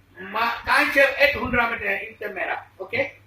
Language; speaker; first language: Swedish; non-native, learner; Achinese